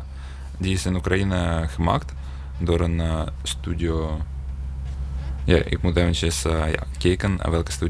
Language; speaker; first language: Dutch; non-native, learner; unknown